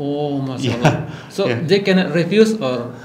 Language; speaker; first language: English; non-native, learner; Indonesian